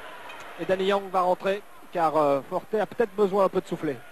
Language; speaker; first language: French; native; French